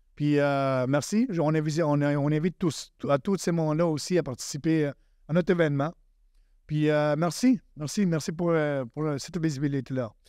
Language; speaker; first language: French; non-native, fluent; Spanish